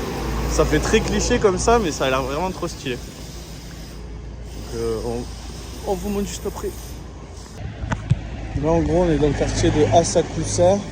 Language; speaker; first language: French; native; French